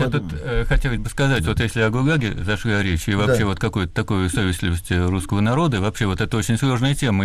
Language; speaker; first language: Russian; native; Russian